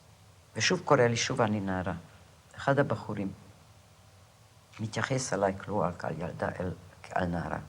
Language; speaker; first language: Hebrew; non-native, fluent; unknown